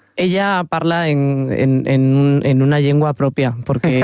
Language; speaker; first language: Catalan; non-native, learner; Spanish